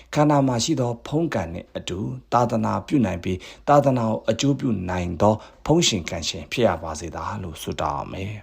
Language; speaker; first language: Burmese; native; Burmese